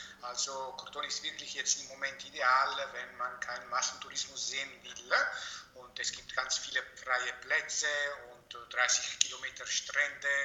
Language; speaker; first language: German; non-native, fluent; Italian